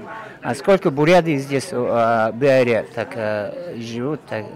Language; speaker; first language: Russian; non-native, learner; Mongolian